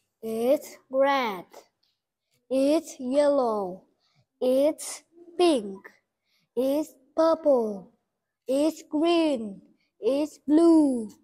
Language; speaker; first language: English; non-native, learner; Vietnamese